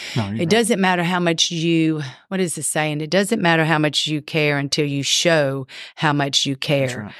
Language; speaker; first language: English; native; English